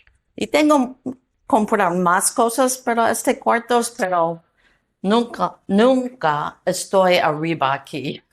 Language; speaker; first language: Spanish; non-native, learner; English